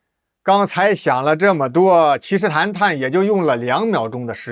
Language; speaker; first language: Chinese; native; Chinese